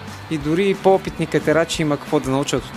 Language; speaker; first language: Bulgarian; native; Bulgarian